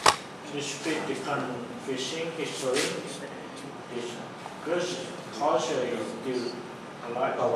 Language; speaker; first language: English; non-native, learner; Thai